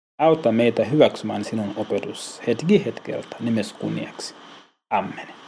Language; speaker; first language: Finnish; non-native, learner; Swahili